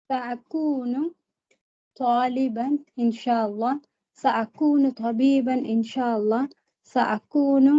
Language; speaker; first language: Arabic; non-native, learner; Tamil